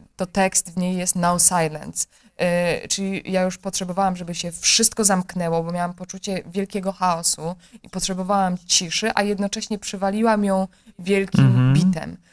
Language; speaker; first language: Polish; native; Polish